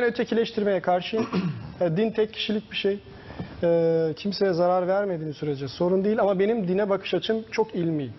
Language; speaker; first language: Turkish; early bilingual, heritage; Turkish